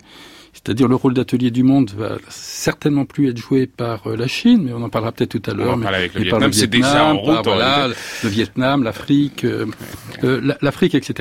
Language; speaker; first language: French; native; French